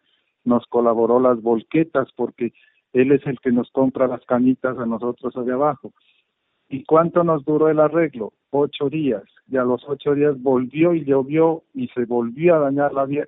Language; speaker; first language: Spanish; native; Spanish